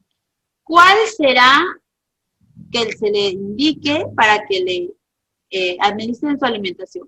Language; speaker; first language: Spanish; native; Spanish